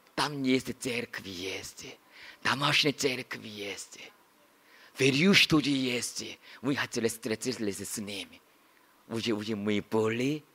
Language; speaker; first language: Russian; non-native, learner; Korean